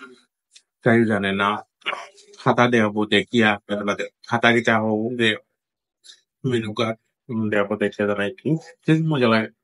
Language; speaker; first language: Hindi; non-native, learner; Bangla